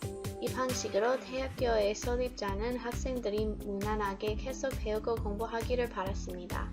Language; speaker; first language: Korean; non-native, learner; English